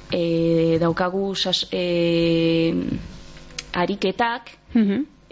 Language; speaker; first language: Basque; non-native, local second language; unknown